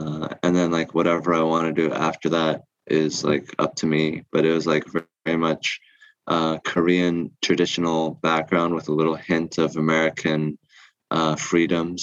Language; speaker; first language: English; early bilingual, other home language; Korean